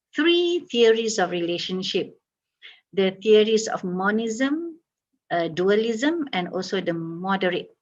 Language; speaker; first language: English; non-native, local second language; Malay